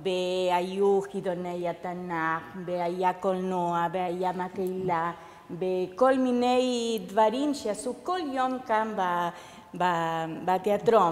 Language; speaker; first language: Hebrew; non-native, fluent; Spanish